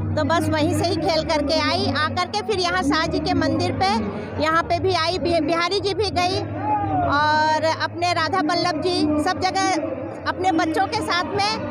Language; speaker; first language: Hindi; non-native, local second language; Odia